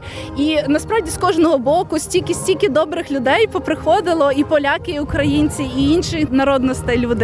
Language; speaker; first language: Ukrainian; native; Ukrainian